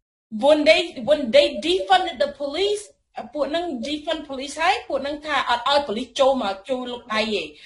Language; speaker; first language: English; non-native, fluent; Khmer